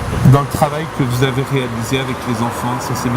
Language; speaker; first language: French; native; French